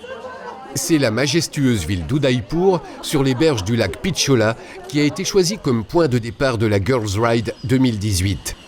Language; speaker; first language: French; native; French